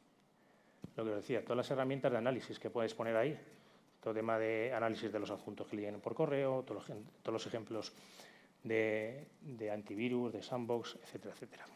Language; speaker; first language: Spanish; native; Spanish